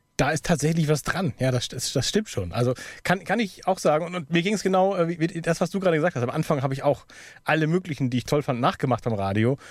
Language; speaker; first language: German; native; German